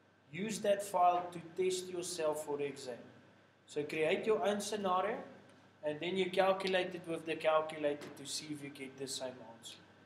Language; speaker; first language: English; non-native, local second language; Afrikaans